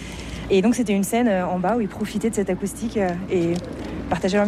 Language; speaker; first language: French; native; French